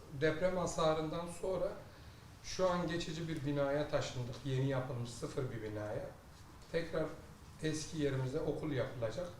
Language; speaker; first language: Turkish; native; Turkish